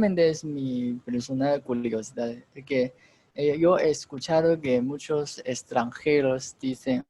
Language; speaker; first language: Spanish; non-native, learner; Chinese